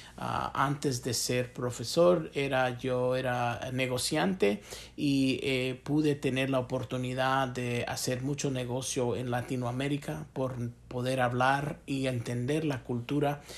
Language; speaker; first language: Spanish; early bilingual, heritage; Spanish